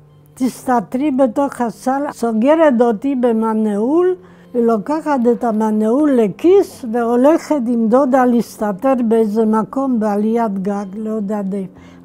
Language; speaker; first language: Hebrew; non-native, fluent; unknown